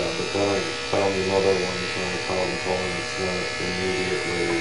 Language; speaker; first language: English; native; English